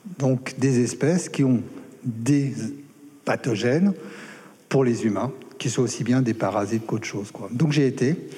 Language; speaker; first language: French; native; French